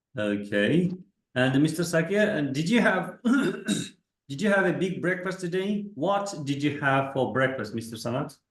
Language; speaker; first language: English; non-native, fluent; Kazakh